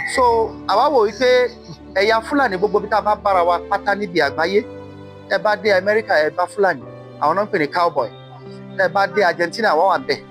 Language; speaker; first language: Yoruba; non-native, local second language; Fula